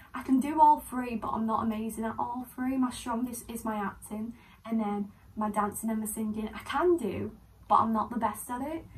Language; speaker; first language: English; native; English